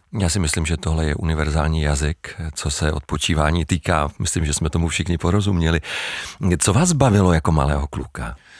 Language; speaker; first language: Czech; native; Czech